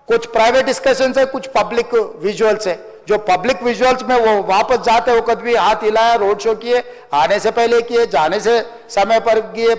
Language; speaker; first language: Hindi; non-native, local second language; Telugu